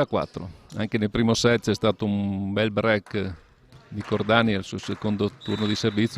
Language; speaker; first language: Italian; native; Italian